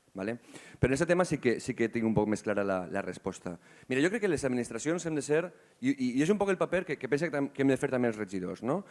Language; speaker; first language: Catalan; native; Catalan